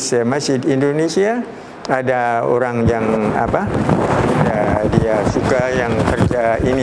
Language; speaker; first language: Indonesian; early bilingual, heritage; Thai